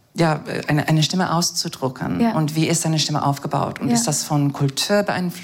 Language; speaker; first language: German; non-native, fluent; English